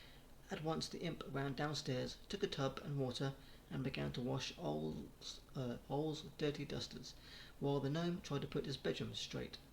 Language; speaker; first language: English; native; English